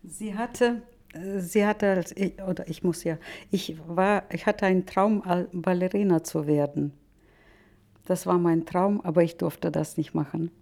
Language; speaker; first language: German; non-native, fluent; Russian